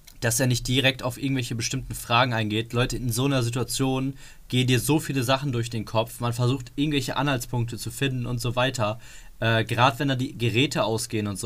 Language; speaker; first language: German; native; German